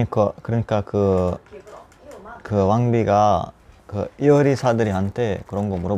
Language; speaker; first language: Korean; non-native, learner; Italian